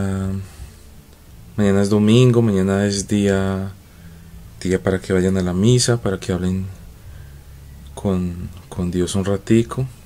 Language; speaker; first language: Spanish; native; Spanish